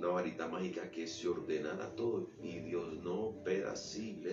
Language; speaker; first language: Spanish; native; Spanish